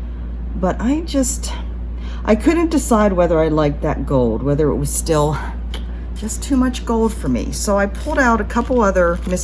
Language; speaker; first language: English; native; English